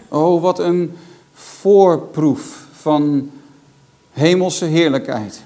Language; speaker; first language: Dutch; native; Dutch